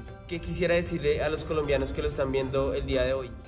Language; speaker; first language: Spanish; native; Spanish